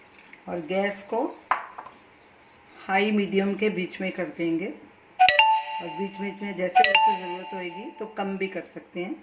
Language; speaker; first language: Hindi; native; Hindi